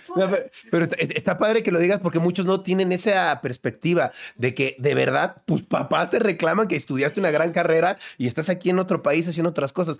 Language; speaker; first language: Spanish; native; Spanish